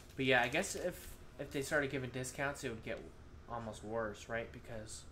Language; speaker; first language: English; native; English